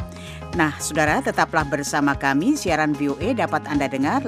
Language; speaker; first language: Indonesian; native; Indonesian